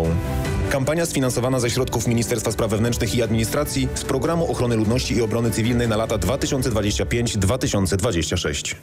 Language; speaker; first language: Polish; native; Polish